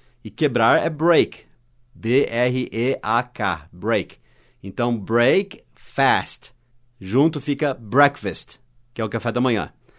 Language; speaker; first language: Portuguese; non-native, fluent; English